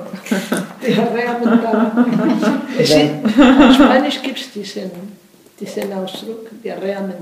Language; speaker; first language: German; non-native, fluent; Spanish